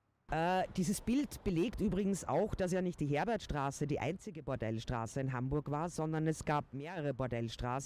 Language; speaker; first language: German; native; German